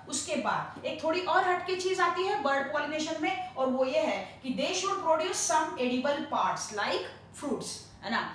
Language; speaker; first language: Hindi; non-native, local second language; Marathi